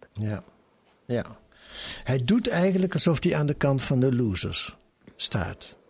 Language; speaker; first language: Dutch; native; Dutch